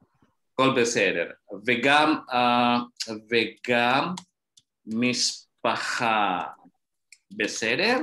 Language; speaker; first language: Hebrew; non-native, fluent; Indonesian